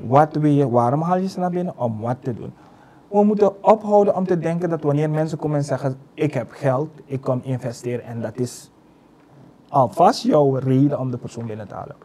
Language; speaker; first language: Dutch; native; Dutch